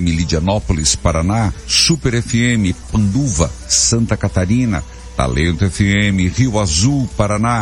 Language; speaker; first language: Portuguese; native; Portuguese